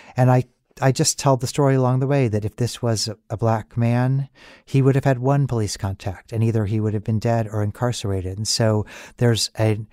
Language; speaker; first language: English; native; English